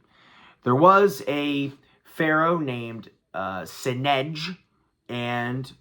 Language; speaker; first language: English; native; English